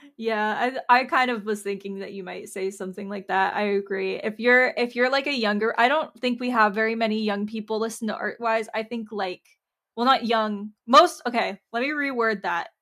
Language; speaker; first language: English; native; English